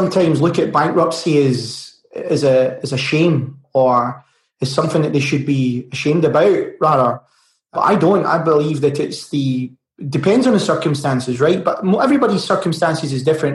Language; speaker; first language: English; native; English